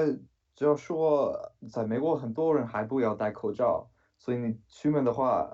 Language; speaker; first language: Chinese; non-native, fluent; English